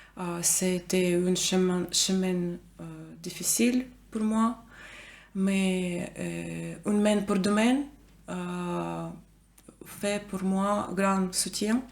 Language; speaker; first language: French; non-native, learner; Ukrainian